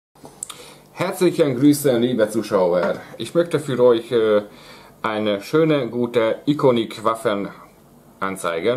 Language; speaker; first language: German; non-native, learner; Hungarian